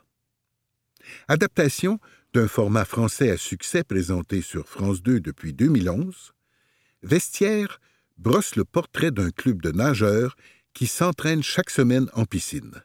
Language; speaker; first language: French; native; French